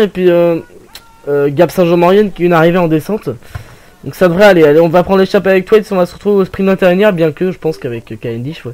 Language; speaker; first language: French; native; French